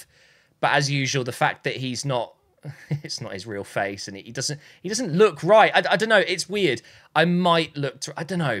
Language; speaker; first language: English; native; English